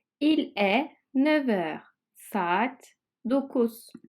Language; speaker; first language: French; non-native, fluent; Turkish